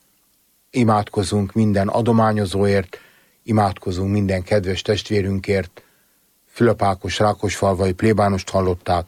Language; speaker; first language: Hungarian; native; Hungarian